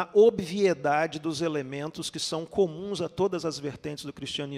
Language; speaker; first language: Portuguese; native; Portuguese